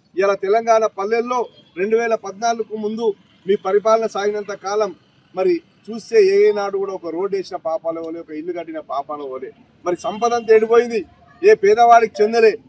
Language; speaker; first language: Telugu; native; Telugu